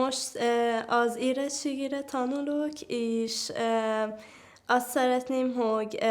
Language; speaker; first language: Hungarian; non-native, fluent; Persian